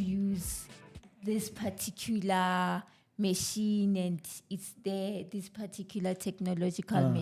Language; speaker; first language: English; non-native, local second language; Zulu